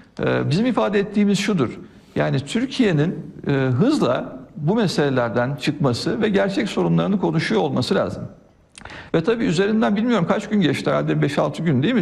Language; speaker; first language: Turkish; native; Turkish